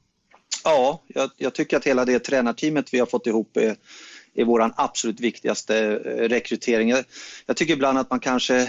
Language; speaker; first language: Swedish; native; Swedish